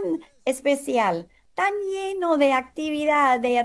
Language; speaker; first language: Spanish; early bilingual, heritage; English